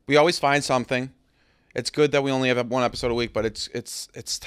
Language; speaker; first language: English; native; English